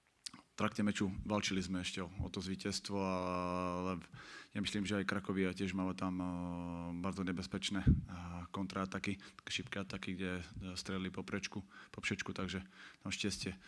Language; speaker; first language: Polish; non-native, learner; Slovak